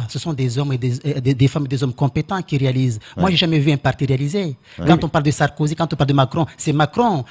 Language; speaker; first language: French; non-native, local second language; Comorian